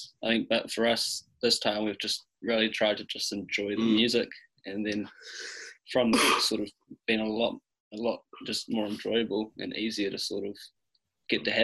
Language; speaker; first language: English; native; English